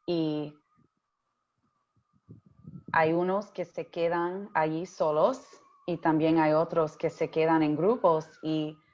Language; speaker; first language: Spanish; early bilingual, heritage; English